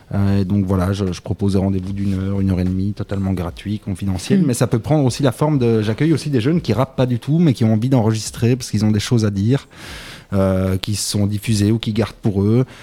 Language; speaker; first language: French; native; French